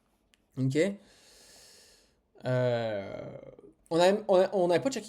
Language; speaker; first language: French; native; French